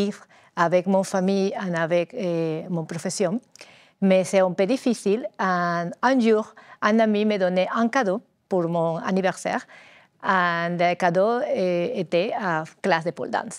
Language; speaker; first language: French; non-native, learner; Spanish